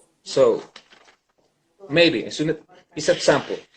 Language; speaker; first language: English; non-native, learner; Spanish